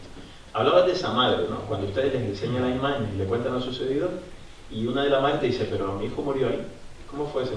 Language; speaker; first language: Spanish; native; Spanish